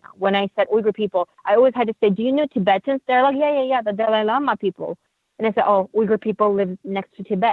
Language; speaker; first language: English; non-native, fluent; Uyghur